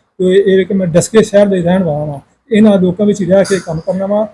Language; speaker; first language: Urdu; non-native, local second language; Punjabi